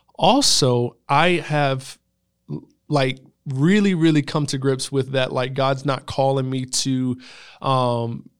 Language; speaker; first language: English; native; English